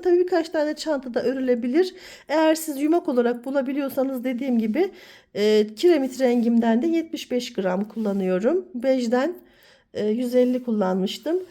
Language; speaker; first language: Turkish; native; Turkish